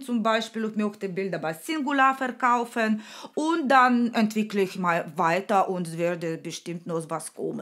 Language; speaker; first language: German; non-native, learner; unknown